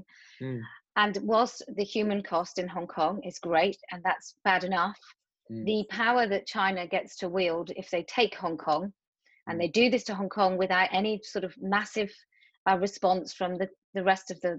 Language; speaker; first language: English; native; English